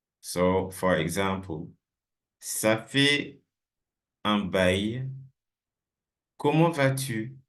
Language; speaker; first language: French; non-native, fluent; English